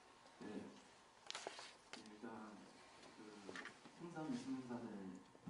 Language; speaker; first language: Korean; non-native, learner; Chinese